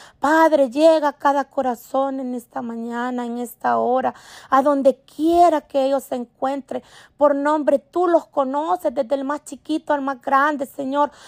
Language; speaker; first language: Spanish; native; Spanish